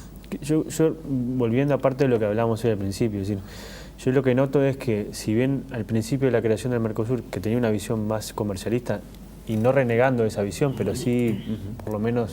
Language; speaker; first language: Spanish; native; Spanish